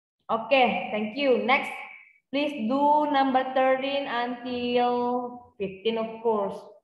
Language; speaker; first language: English; non-native, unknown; Indonesian